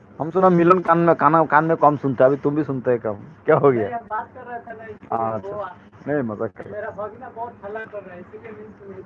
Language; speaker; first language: Hindi; non-native, learner; Bangla